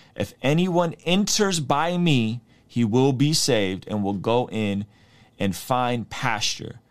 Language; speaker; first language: English; early bilingual, other home language; Russian